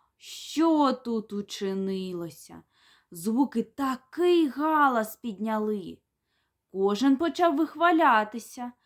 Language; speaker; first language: Ukrainian; native; Ukrainian